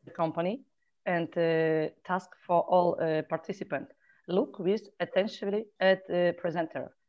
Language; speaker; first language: English; non-native, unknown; Polish